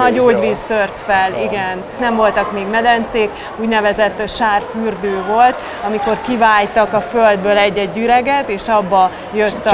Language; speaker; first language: Hungarian; native; Hungarian